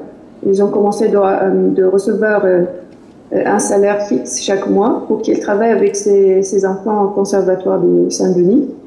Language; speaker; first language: French; non-native, fluent; Arabic